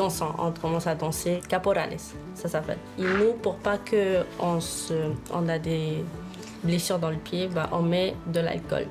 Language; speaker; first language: French; non-native, fluent; Spanish